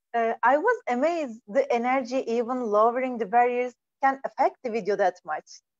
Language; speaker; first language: English; non-native, fluent; Turkish